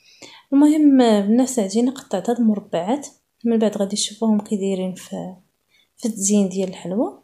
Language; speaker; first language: Arabic; native; Arabic